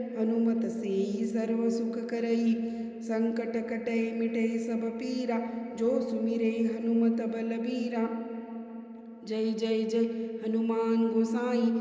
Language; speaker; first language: Hindi; non-native, local second language; Marathi